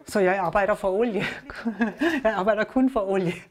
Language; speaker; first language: Danish; non-native, learner; German